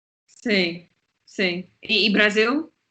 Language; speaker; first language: Portuguese; non-native, fluent; English